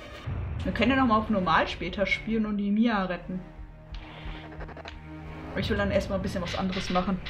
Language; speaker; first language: German; native; German